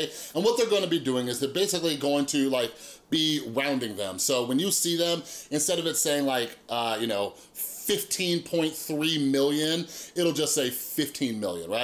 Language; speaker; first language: English; native; English